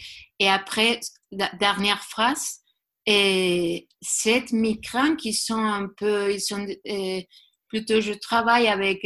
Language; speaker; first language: French; non-native, learner; Spanish